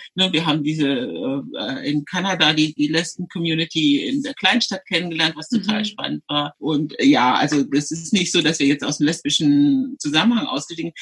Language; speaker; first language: German; native; German